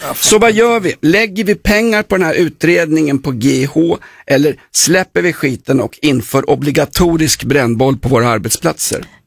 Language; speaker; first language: Swedish; native; Swedish